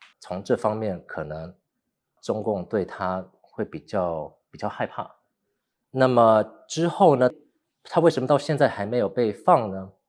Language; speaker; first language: Chinese; early bilingual, heritage; Chinese